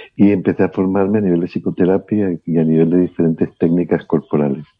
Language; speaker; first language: Spanish; native; Spanish